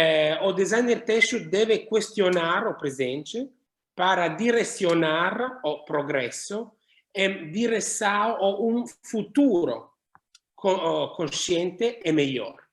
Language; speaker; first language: Portuguese; non-native, learner; Italian